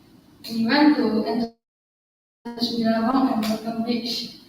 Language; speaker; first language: English; non-native, learner; Indonesian